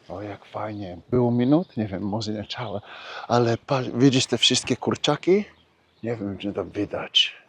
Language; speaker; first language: Polish; early bilingual, heritage; Polish